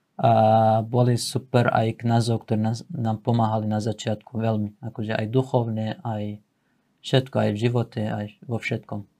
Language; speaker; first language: Slovak; non-native, fluent; Assyrian Neo-Aramaic